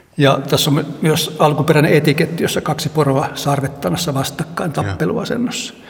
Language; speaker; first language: Finnish; native; Finnish